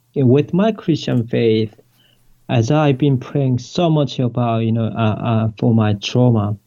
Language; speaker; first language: English; non-native, fluent; Korean